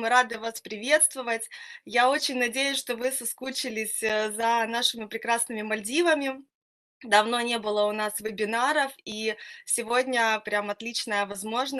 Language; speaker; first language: Russian; native; Russian